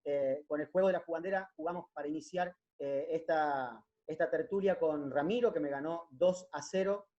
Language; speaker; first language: Spanish; native; Spanish